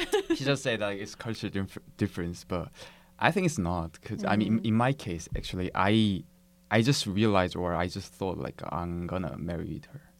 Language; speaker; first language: English; non-native, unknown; Korean